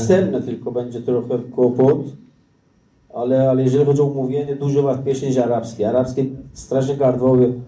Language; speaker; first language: Polish; non-native, learner; Persian